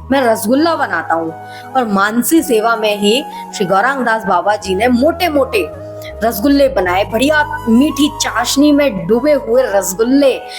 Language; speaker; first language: Hindi; native; Hindi